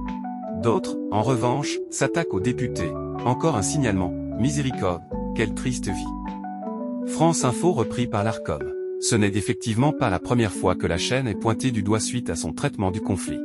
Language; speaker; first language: French; native; French